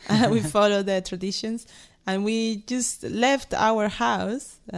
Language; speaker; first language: English; non-native, fluent; Spanish